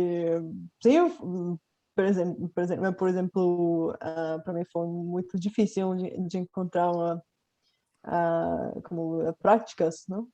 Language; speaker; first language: Portuguese; non-native, fluent; Bulgarian